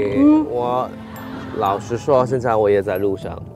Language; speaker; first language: Chinese; non-native, local second language; Cantonese